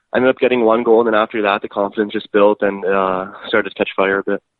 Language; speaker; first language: English; native; English